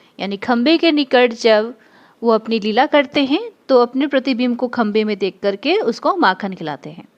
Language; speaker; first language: Hindi; non-native, local second language; Odia